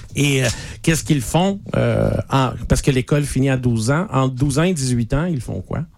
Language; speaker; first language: French; native; French